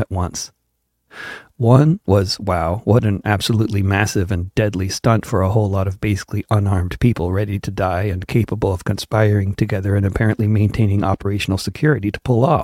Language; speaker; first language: English; native; English